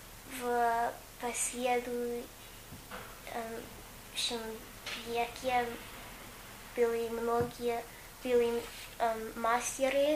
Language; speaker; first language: Russian; non-native, fluent; English